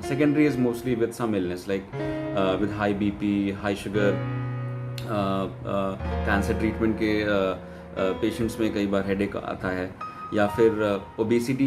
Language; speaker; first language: Hindi; native; Hindi